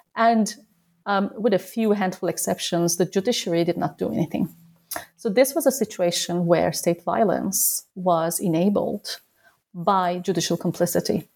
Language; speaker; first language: English; non-native, fluent; Turkish